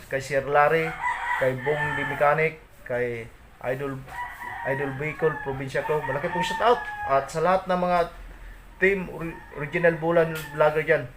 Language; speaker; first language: Filipino; non-native, local second language; Cebuano